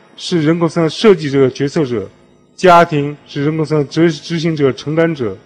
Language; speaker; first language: Chinese; native; Chinese